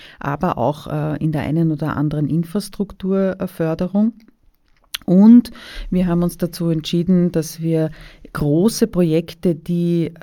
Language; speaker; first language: German; native; German